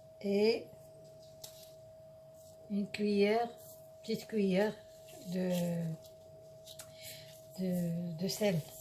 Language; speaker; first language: French; non-native, local second language; Arabic